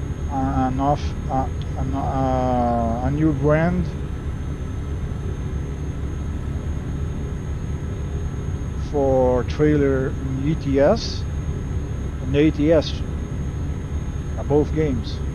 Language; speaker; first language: English; non-native, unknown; Portuguese